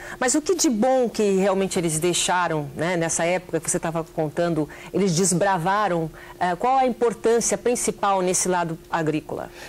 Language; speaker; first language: Portuguese; native; Portuguese